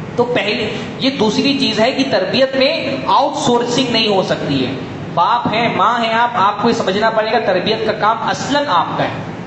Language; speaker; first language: Urdu; native; Urdu